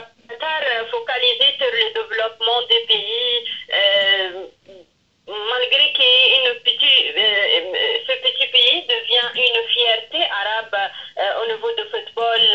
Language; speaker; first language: French; non-native, local second language; Arabic